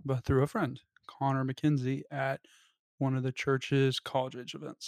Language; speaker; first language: English; native; English